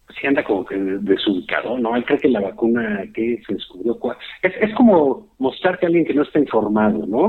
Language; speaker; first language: Spanish; native; Spanish